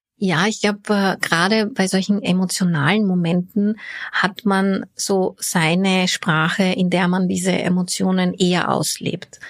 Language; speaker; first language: German; early bilingual, other home language; Bulgarian